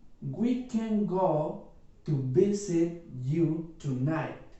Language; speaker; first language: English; non-native, fluent; Spanish